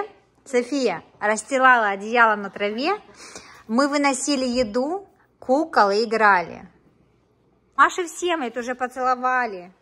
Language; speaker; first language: Russian; native; Russian